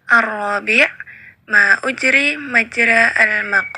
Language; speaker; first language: Arabic; non-native, learner; Indonesian